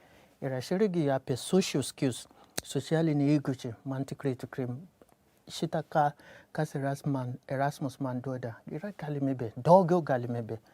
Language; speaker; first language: Lithuanian; non-native, learner; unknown